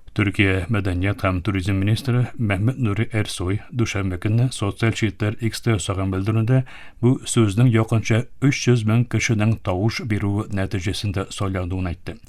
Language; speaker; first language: Tatar; early bilingual, heritage; Tatar